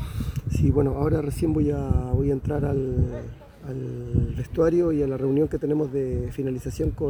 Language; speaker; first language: Spanish; native; Spanish